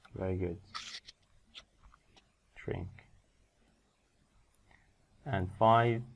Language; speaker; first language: English; non-native, fluent; Arabic